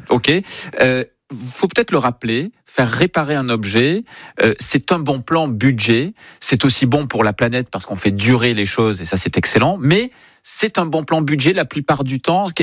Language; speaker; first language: French; native; French